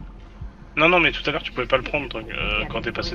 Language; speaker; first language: French; native; French